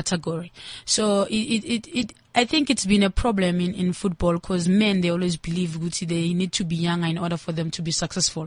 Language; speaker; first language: English; non-native, local second language; Zulu